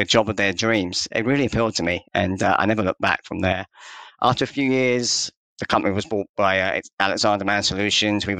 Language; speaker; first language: English; native; English